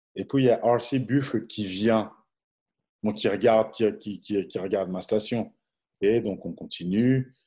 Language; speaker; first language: French; non-native, local second language; Lingala